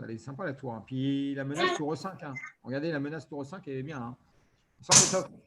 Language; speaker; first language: French; native; French